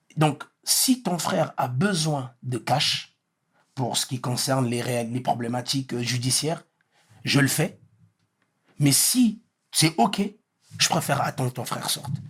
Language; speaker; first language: French; early bilingual, other home language; Lingala